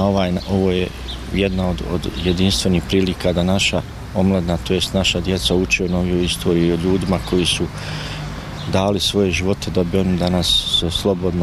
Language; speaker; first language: Serbian; native; Serbian